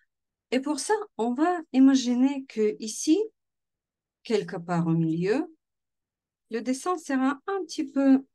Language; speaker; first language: French; non-native, fluent; Russian